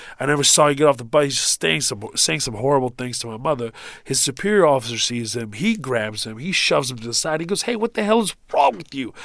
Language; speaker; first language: English; early bilingual, other home language; Arabic